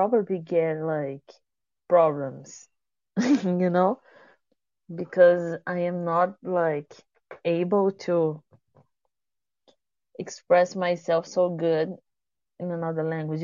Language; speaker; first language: English; non-native, fluent; Portuguese